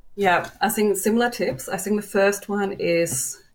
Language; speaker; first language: English; non-native, fluent; German